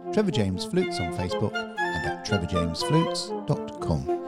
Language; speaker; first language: English; native; English